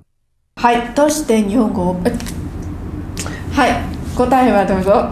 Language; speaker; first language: Japanese; non-native, fluent; Vietnamese